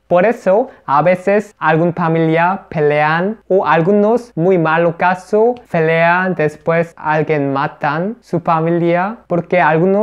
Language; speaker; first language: Spanish; non-native, learner; Korean